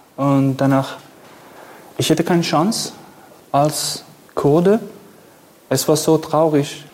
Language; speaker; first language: German; non-native, learner; Kurdish